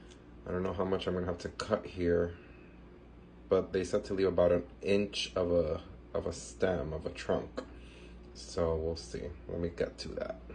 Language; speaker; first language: English; native; English